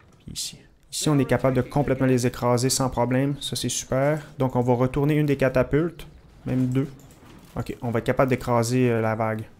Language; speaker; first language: French; native; French